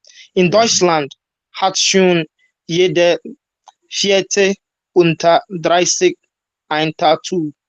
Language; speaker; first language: German; non-native, learner; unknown